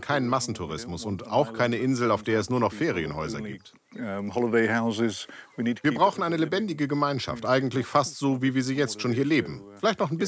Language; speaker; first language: German; non-native, fluent; English